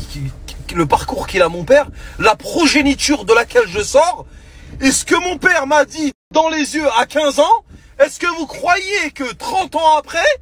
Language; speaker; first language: French; native; French